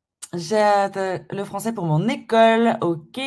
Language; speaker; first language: French; native; French